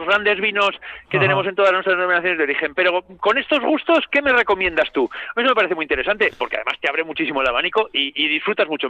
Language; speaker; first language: Spanish; native; Spanish